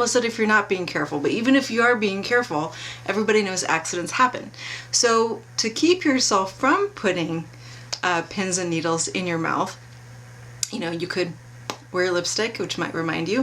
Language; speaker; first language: English; native; English